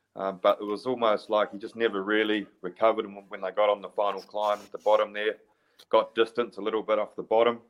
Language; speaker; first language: English; native; English